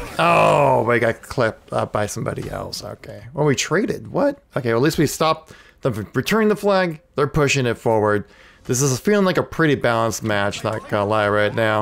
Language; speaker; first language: English; native; English